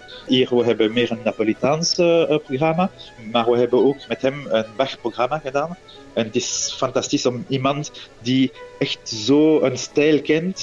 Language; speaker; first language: Dutch; non-native, local second language; French